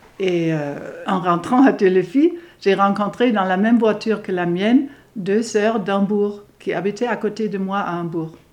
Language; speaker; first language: French; non-native, fluent; German